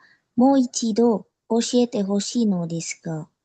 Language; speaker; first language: Japanese; non-native, learner; Indonesian